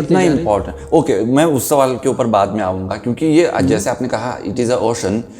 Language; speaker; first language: Hindi; non-native, local second language; Marathi